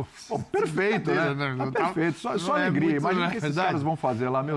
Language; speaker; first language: Portuguese; native; Portuguese